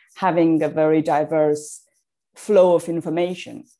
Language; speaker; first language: English; non-native, fluent; Persian